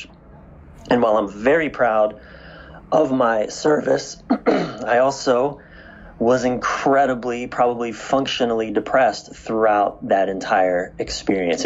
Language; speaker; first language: English; native; English